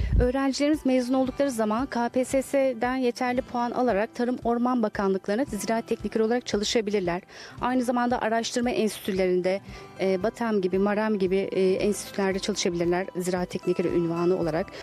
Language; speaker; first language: Turkish; native; Turkish